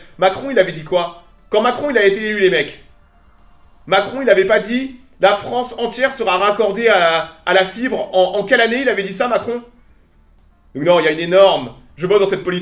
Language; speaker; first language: French; native; French